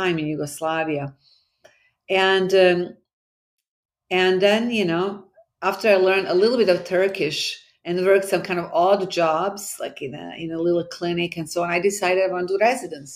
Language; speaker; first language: English; non-native, fluent; Bosnian